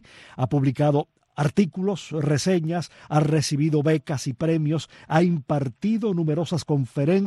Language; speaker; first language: Spanish; native; Spanish